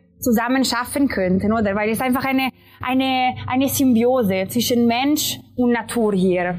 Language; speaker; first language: German; non-native, local second language; Italian